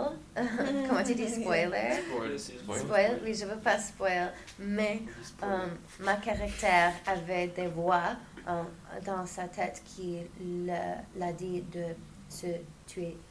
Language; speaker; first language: French; non-native, fluent; English